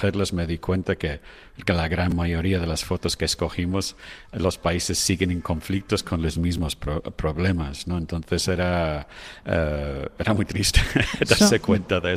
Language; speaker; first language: Spanish; non-native, fluent; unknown